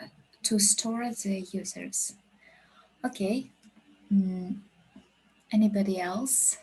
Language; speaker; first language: English; non-native, learner; Russian